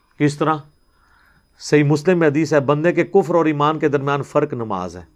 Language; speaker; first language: Urdu; non-native, local second language; Punjabi